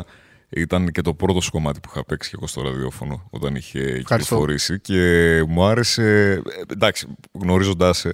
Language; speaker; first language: Greek; native; Greek